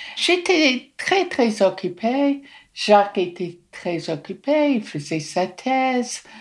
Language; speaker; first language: French; non-native, fluent; English